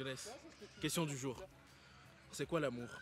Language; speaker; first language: French; native; French